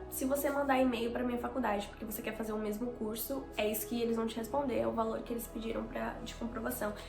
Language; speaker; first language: Portuguese; native; Portuguese